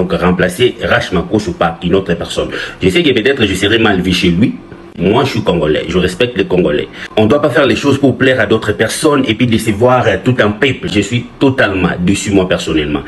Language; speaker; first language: French; non-native, local second language; Lingala